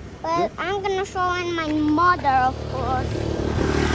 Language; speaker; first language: English; non-native, learner; Persian